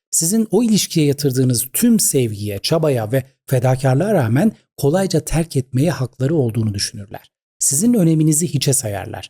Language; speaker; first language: Turkish; native; Turkish